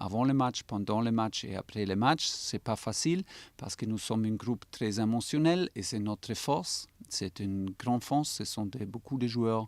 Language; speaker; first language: French; non-native, fluent; German